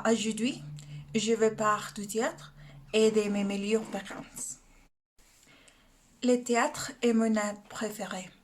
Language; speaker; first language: French; non-native, learner; Spanish